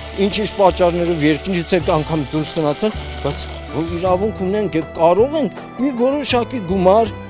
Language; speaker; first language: Armenian; early bilingual, heritage; Armenian